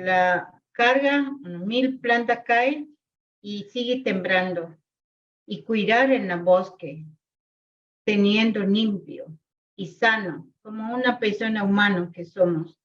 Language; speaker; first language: Spanish; non-native, local second language; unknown